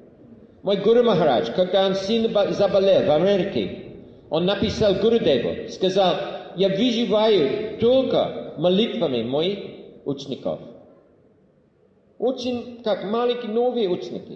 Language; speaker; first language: Russian; non-native, fluent; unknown